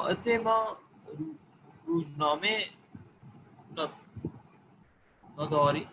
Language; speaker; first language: Persian; non-native, learner; Urdu